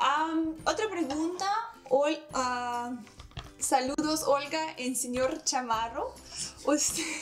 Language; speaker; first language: Spanish; non-native, learner; Russian